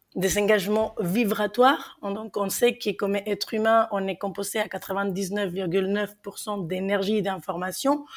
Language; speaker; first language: French; non-native, fluent; Spanish